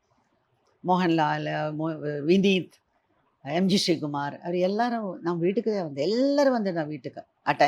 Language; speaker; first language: Tamil; non-native, learner; Malayalam